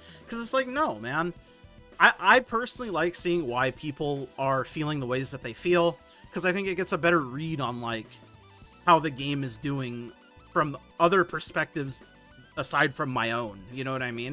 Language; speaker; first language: English; native; English